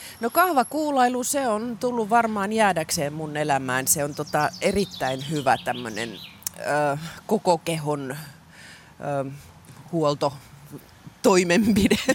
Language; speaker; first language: Finnish; non-native, local second language; Swedish